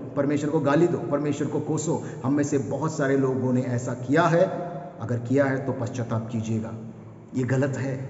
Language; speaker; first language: Hindi; non-native, local second language; Kannada